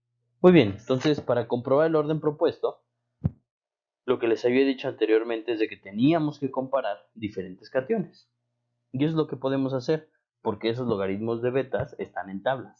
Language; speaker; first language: Spanish; native; Spanish